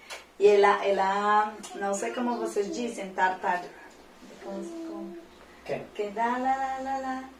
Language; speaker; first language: Portuguese; non-native, fluent; Spanish